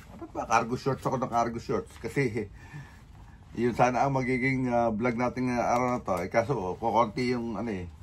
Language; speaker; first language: Filipino; native; Filipino